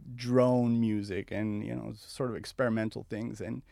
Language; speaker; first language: English; early bilingual, other home language; Spanish